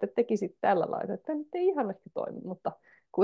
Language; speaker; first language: Finnish; native; Finnish